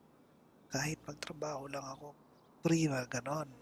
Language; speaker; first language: Filipino; native; Filipino